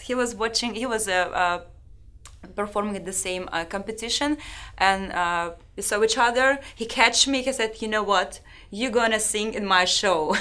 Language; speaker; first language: English; non-native, fluent; Russian